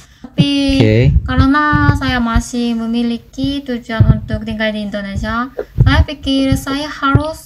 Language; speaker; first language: Indonesian; non-native, fluent; Korean